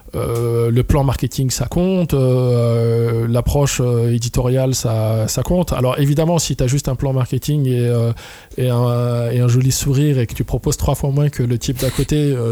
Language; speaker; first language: French; native; French